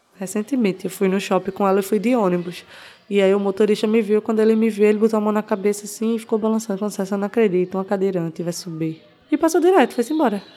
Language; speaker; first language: Portuguese; native; Portuguese